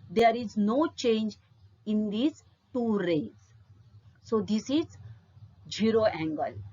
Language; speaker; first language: English; non-native, local second language; Marathi